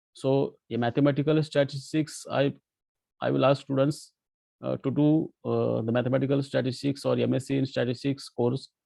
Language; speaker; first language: English; non-native, local second language; Marathi